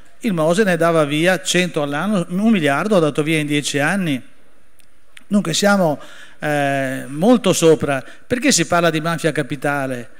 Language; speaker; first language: Italian; native; Italian